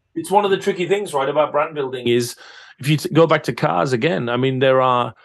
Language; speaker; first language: English; native; English